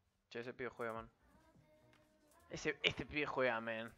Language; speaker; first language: Spanish; native; Spanish